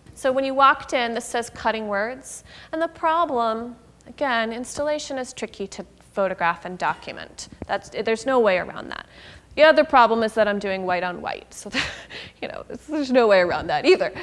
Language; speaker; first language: English; native; English